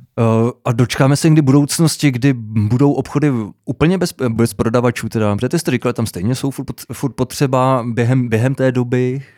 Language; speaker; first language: Czech; native; Czech